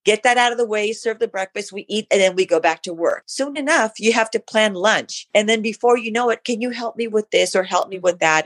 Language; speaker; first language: English; early bilingual, other home language; Spanish